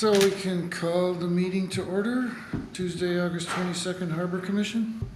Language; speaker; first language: English; native; English